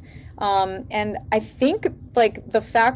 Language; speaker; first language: English; native; English